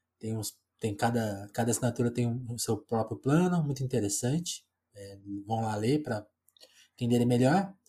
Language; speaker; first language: Portuguese; native; Portuguese